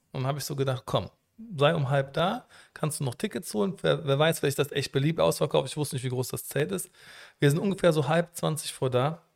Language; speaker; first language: German; native; German